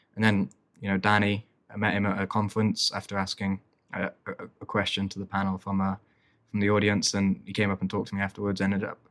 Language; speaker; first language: English; native; English